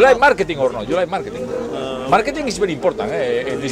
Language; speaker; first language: English; non-native, learner; Spanish